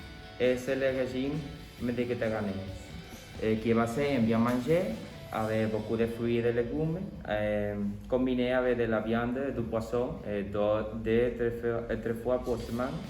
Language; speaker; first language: French; non-native, learner; Spanish